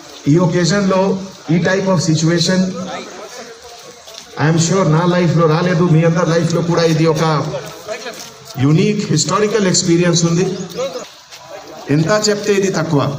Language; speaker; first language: Telugu; non-native, fluent; Hindi